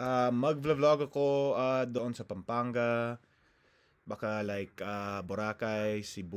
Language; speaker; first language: Filipino; non-native, learner; English